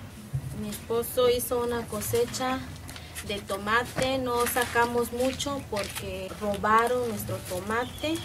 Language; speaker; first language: Spanish; non-native, local second language; Zapotec